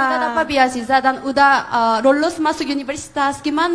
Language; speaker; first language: Indonesian; non-native, fluent; Korean